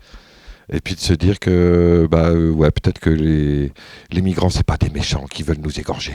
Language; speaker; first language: French; native; French